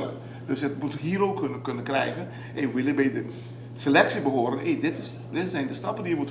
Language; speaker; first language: Dutch; non-native, local second language; Papiamento